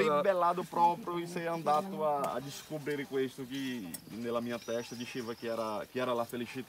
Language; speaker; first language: Italian; non-native, fluent; Portuguese